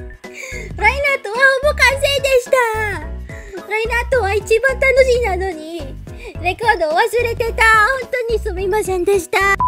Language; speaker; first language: Japanese; non-native, learner; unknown